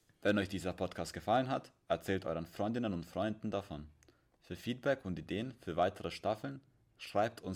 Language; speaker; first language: German; native; German